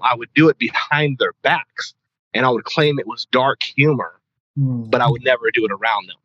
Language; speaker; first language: English; native; English